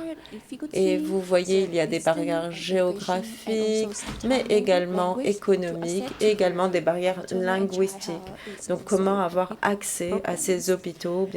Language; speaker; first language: French; non-native, fluent; Vietnamese